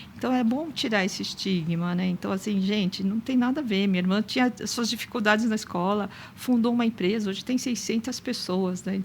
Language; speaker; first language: Portuguese; native; Portuguese